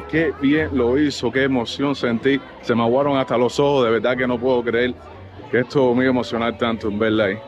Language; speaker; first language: Spanish; native; Spanish